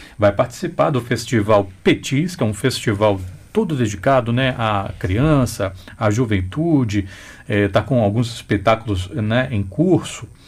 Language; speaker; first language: Portuguese; native; Portuguese